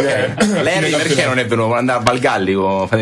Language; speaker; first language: Italian; native; Italian